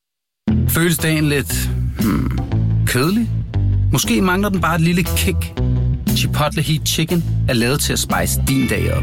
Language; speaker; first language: Danish; native; Danish